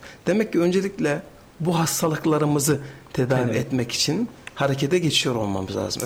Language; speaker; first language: Turkish; native; Turkish